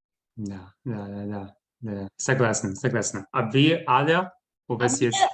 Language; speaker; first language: Russian; non-native, fluent; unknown